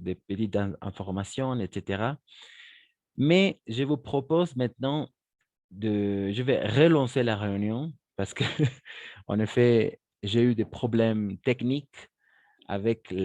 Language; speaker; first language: French; non-native, fluent; Spanish